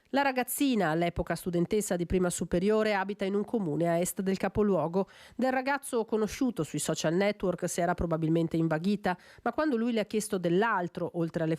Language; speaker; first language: Italian; native; Italian